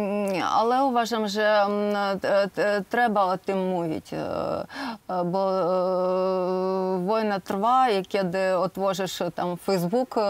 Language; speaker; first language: Polish; non-native, learner; Ukrainian